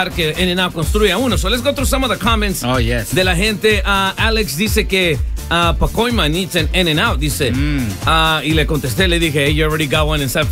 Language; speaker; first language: Spanish; early bilingual, heritage; Spanish